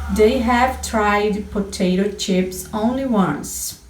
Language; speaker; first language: English; non-native, fluent; Portuguese